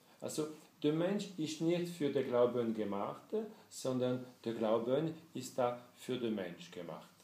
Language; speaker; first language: German; non-native, fluent; French